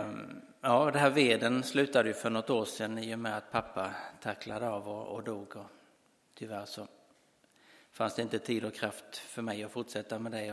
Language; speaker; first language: Swedish; native; Swedish